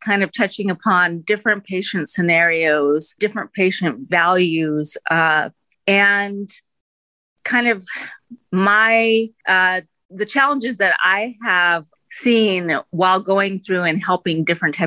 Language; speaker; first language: English; native; English